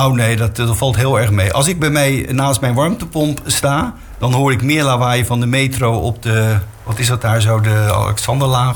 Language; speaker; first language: Dutch; native; Dutch